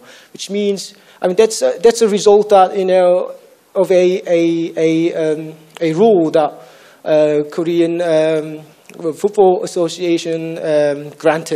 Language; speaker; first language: English; non-native, fluent; Korean